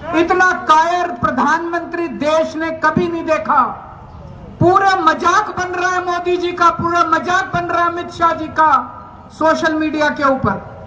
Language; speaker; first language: Hindi; native; Hindi